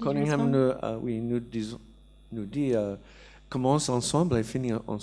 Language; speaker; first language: French; non-native, learner; English